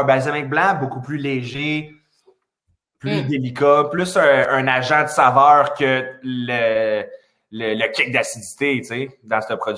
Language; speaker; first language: French; native; French